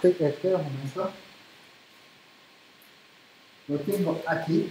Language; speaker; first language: Spanish; non-native, fluent; Italian